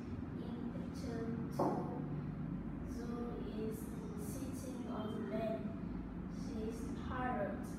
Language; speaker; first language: English; non-native, learner; Vietnamese